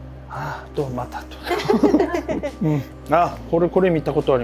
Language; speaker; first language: Japanese; non-native, learner; Korean